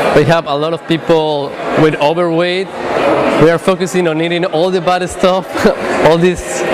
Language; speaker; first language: English; non-native, fluent; Spanish